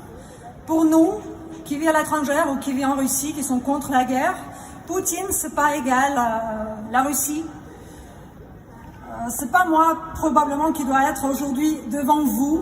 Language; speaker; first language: French; non-native, fluent; Russian